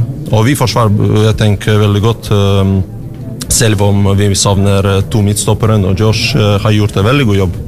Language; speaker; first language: Norwegian; non-native, learner; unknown